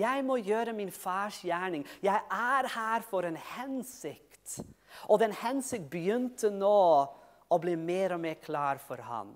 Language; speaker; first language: Norwegian; non-native, fluent; English